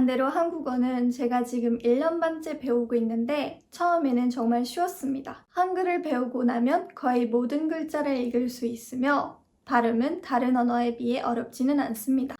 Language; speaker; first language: Korean; non-native, learner; French